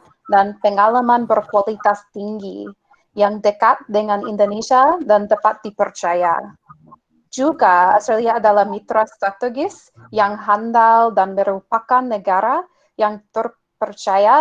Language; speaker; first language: Indonesian; non-native, fluent; English